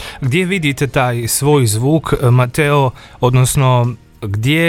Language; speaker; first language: Croatian; native; Croatian